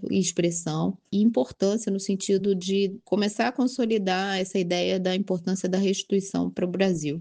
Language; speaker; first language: Portuguese; native; Portuguese